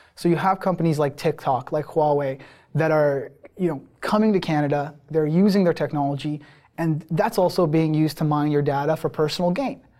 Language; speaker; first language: English; early bilingual, other home language; Persian